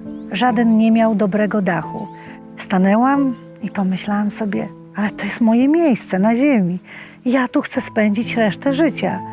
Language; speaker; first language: Polish; native; Polish